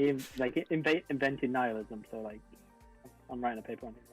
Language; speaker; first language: English; native; English